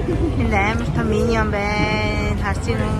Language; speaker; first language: Korean; non-native, learner; Mongolian